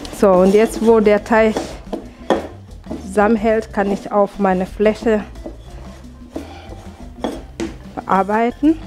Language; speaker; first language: German; non-native, fluent; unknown